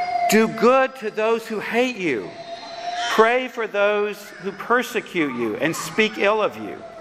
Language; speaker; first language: English; native; English